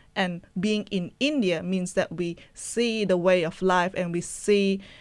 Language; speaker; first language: English; non-native, local second language; Chinese